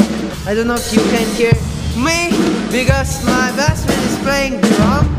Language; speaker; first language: English; non-native, learner; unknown